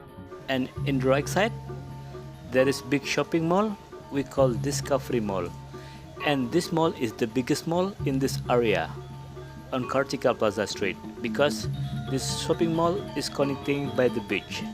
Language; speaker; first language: English; non-native, local second language; Indonesian